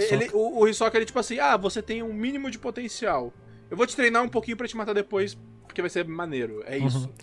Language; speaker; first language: Portuguese; native; Portuguese